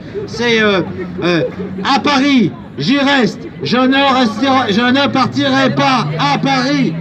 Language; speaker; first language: French; native; French